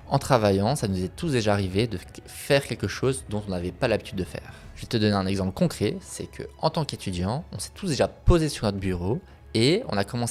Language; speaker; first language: French; native; French